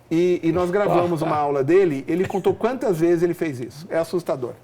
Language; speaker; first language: Portuguese; native; Portuguese